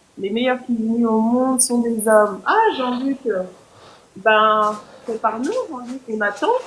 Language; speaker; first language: French; non-native, local second language; Haitian Creole